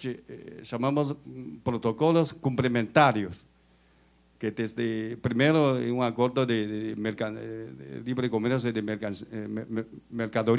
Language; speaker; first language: Spanish; non-native, fluent; Chinese